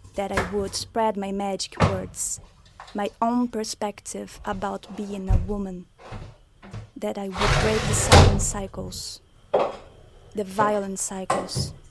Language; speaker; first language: English; non-native, fluent; Portuguese